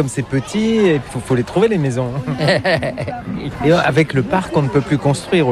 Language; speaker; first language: French; native; French